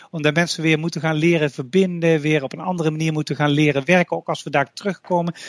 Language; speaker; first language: Dutch; native; Dutch